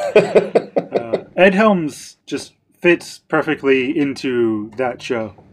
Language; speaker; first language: English; native; English